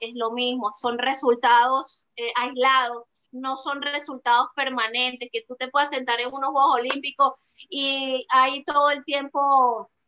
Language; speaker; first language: Spanish; native; Spanish